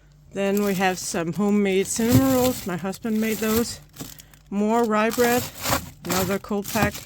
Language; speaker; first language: English; non-native, fluent; Danish